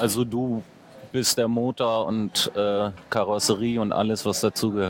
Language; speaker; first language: German; native; German